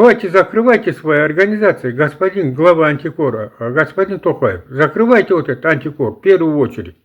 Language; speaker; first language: Russian; non-native, local second language; Kazakh